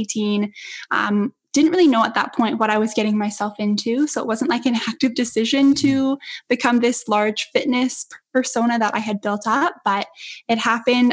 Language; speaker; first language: English; native; English